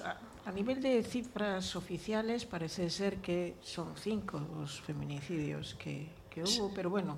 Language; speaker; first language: Spanish; non-native, local second language; Galician